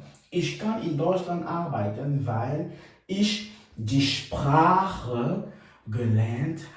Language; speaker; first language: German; non-native, fluent; French